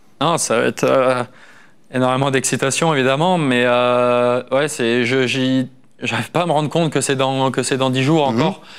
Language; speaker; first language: French; native; French